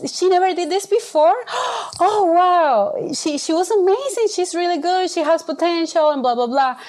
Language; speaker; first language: English; non-native, fluent; Spanish